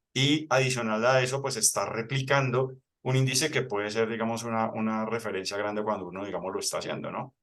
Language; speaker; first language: Spanish; native; Spanish